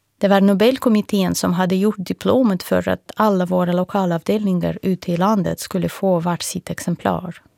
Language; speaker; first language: Swedish; non-native, fluent; Russian